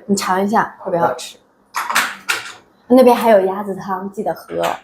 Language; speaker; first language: Chinese; native; Chinese